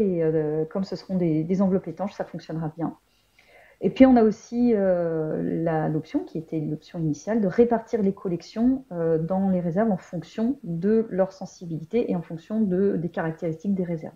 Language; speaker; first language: French; native; French